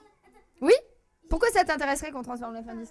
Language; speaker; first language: French; native; French